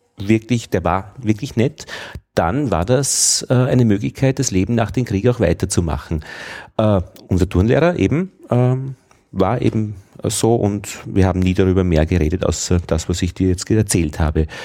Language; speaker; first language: German; native; German